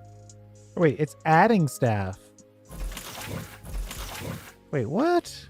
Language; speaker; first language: English; native; English